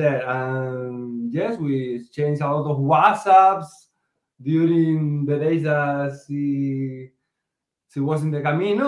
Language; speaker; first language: English; non-native, learner; Spanish